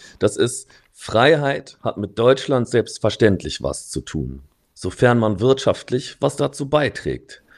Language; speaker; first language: German; native; German